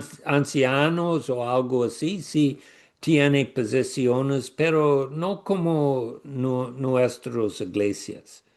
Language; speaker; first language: Spanish; non-native, learner; English